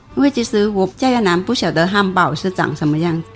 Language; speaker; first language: Chinese; non-native, fluent; Vietnamese